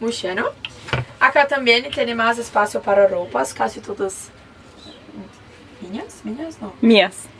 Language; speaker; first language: Spanish; non-native, learner; Portuguese